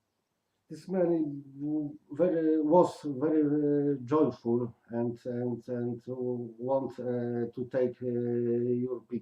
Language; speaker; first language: English; non-native, learner; Polish